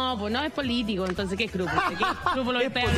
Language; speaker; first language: Spanish; native; Spanish